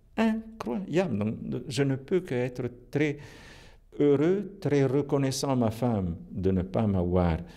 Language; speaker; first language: French; non-native, local second language; Italian